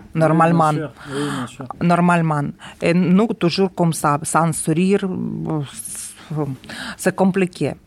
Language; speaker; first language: French; non-native, learner; Ukrainian